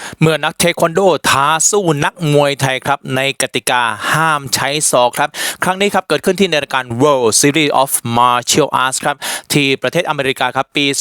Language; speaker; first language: Thai; native; Thai